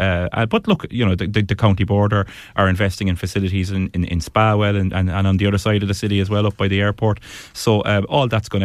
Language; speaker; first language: English; native; English